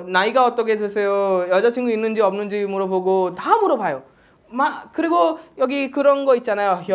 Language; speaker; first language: Korean; non-native, fluent; Odia